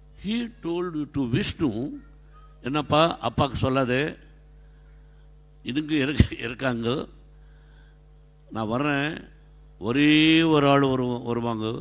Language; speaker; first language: Tamil; non-native, learner; Telugu